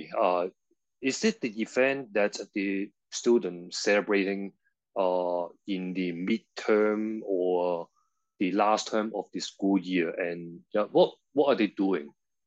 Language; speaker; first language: English; non-native, local second language; Cantonese